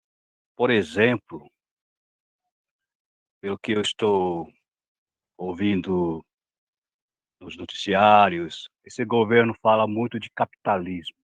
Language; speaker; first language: Portuguese; non-native, local second language; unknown